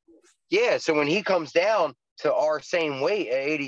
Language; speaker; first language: English; native; English